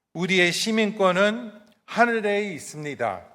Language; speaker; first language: Korean; non-native, fluent; English